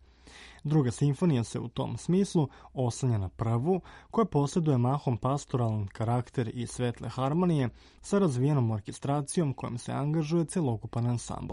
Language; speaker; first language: Croatian; native; Croatian